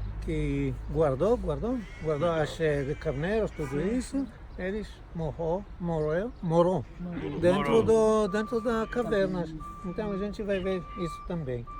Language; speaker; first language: Portuguese; non-native, fluent; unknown